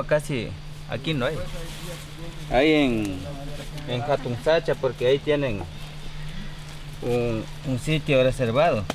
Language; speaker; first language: Spanish; non-native, local second language; Quechua